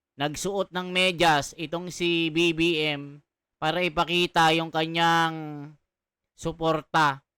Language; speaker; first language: Filipino; non-native, local second language; Iloko